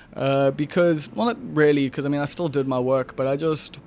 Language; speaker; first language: English; native; English